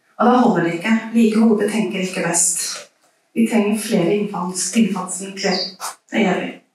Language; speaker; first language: Norwegian; early bilingual, other home language; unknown